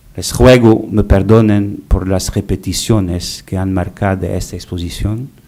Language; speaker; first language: Spanish; non-native, fluent; French